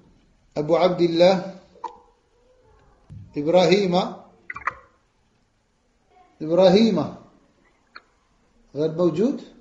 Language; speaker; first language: Arabic; non-native, fluent; French